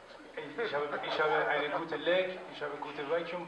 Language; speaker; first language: German; non-native, learner; Persian